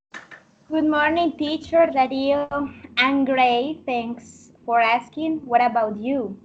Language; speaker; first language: English; non-native, learner; Spanish